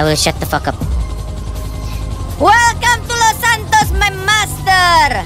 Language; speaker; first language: English; non-native, learner; Indonesian